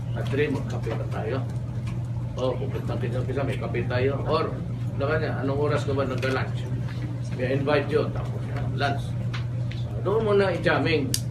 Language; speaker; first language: Filipino; non-native, local second language; Cebuano